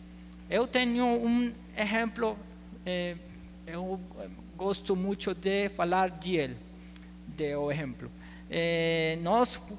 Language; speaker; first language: Portuguese; non-native, learner; Spanish